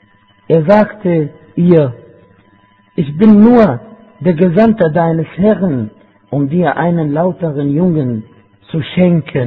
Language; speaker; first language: German; non-native, fluent; Arabic